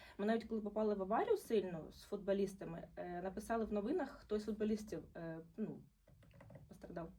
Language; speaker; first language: Ukrainian; non-native, local second language; Russian